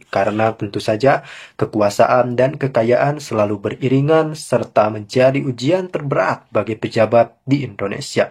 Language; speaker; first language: Indonesian; native; Indonesian